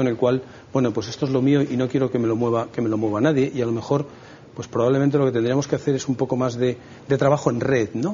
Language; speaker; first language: Spanish; native; Spanish